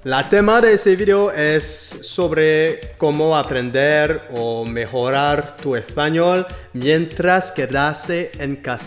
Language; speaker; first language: Spanish; non-native, learner; French